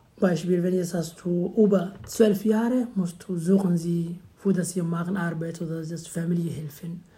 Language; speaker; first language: German; non-native, learner; Somali